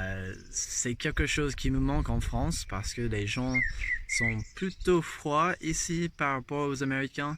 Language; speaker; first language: French; non-native, fluent; English